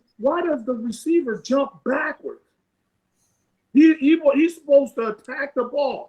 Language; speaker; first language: English; native; English